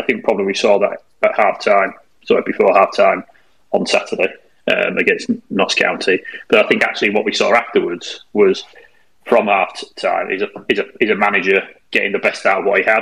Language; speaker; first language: English; native; English